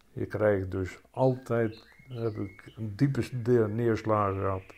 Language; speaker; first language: Dutch; native; Dutch